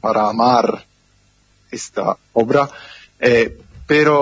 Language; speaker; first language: Spanish; non-native, learner; Italian